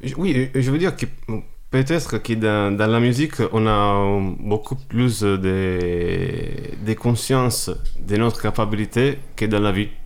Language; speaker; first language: French; non-native, fluent; Italian